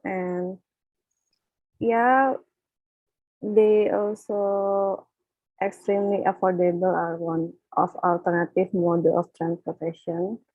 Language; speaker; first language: English; non-native, learner; Indonesian